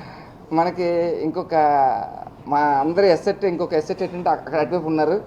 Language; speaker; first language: Telugu; native; Telugu